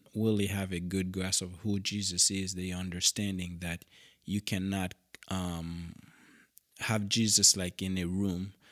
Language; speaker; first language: English; non-native, fluent; Haitian Creole